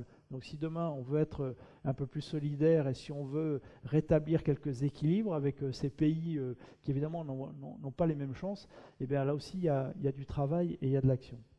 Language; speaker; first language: French; native; French